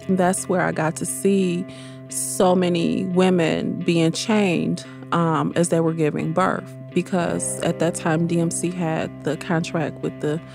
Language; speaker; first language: English; native; English